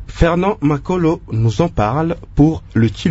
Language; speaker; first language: French; non-native, local second language; Lingala